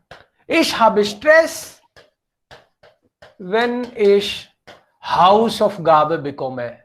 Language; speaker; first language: German; non-native, fluent; Hindi